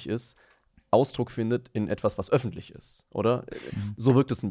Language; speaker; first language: German; native; German